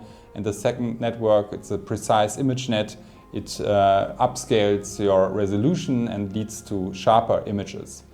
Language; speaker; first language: English; non-native, fluent; German